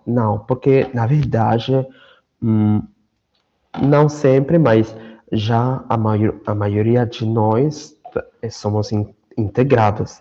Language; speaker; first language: Portuguese; non-native, fluent; Romany